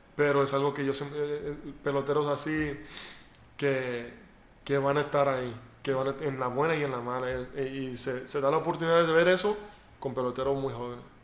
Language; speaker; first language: Spanish; early bilingual, heritage; Spanish